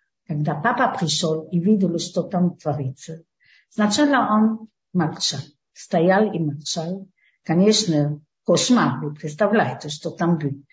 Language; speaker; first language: Russian; early bilingual, heritage; Hebrew